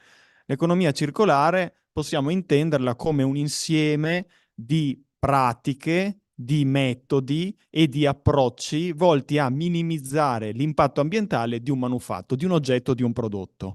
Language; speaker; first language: Italian; native; Italian